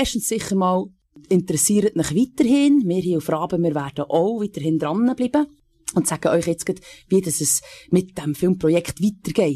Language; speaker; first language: German; native; German